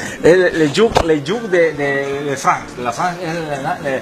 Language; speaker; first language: French; non-native, learner; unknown